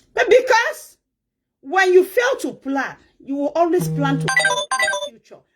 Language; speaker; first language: English; non-native, local second language; Yoruba